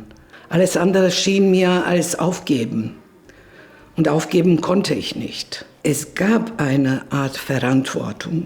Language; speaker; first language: German; non-native, fluent; Serbian